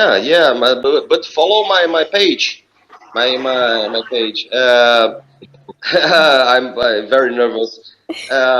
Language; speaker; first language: English; non-native, learner; Portuguese